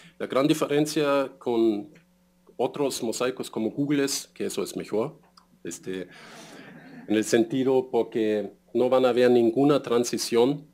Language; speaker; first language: Spanish; non-native, fluent; German